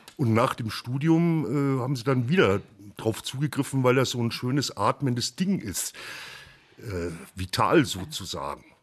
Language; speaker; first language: German; native; German